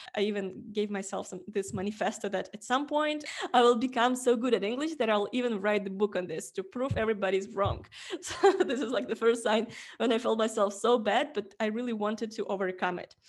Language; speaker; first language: English; non-native, fluent; Ukrainian